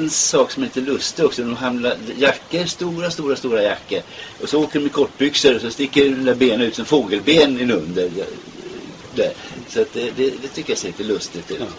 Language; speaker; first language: Swedish; native; Swedish